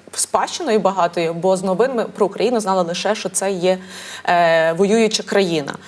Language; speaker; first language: Ukrainian; native; Ukrainian